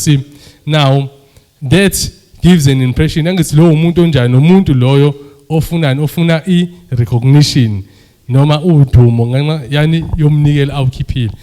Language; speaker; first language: Zulu; native; Zulu